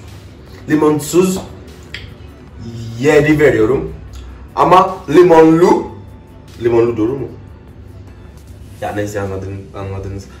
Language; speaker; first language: Turkish; non-native, learner; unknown